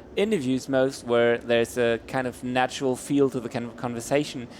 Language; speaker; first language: English; non-native, fluent; German